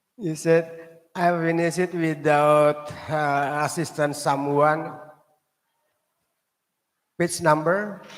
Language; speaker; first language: English; non-native, learner; Indonesian